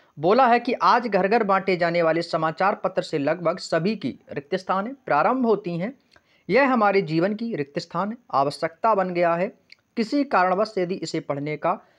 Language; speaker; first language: Hindi; native; Hindi